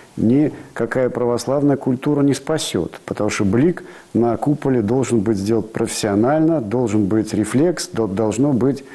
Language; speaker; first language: Russian; native; Russian